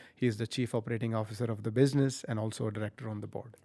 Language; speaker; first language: English; non-native, local second language; Punjabi